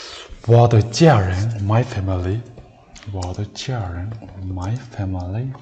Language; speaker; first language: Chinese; non-native, learner; Mongolian